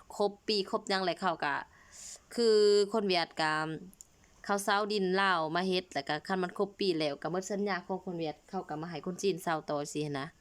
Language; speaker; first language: Lao; native; Lao